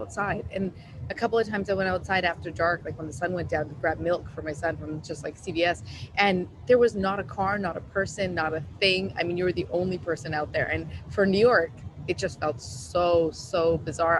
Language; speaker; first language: English; native; English